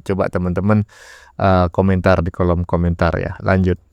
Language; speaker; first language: Indonesian; native; Indonesian